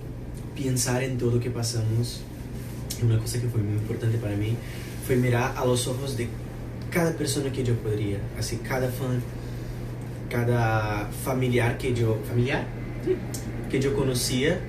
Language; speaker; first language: Spanish; non-native, fluent; Portuguese